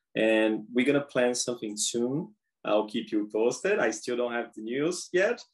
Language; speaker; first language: English; non-native, fluent; Portuguese